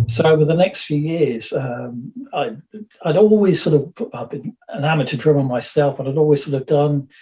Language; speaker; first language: English; native; English